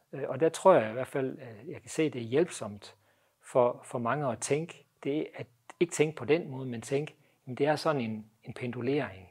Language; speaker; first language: Danish; native; Danish